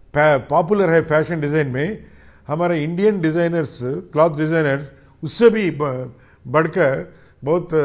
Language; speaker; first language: Hindi; non-native, local second language; Telugu